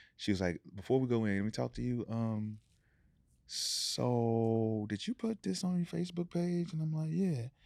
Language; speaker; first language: English; native; English